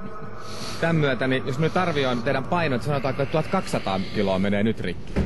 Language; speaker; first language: Finnish; native; Finnish